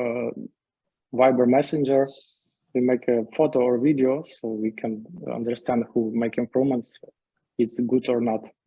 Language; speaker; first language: English; non-native, learner; Ukrainian